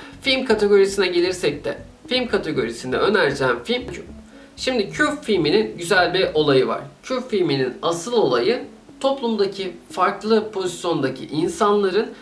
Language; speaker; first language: Turkish; native; Turkish